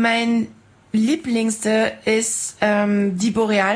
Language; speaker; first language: German; non-native, fluent; French